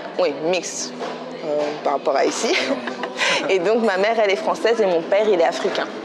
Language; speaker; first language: French; native; French